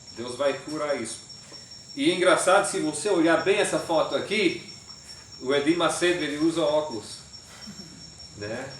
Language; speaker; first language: Portuguese; non-native, fluent; English